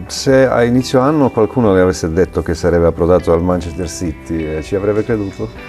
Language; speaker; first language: Italian; non-native, fluent; Slovenian